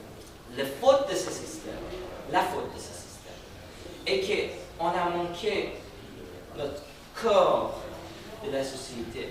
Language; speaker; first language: French; non-native, fluent; Persian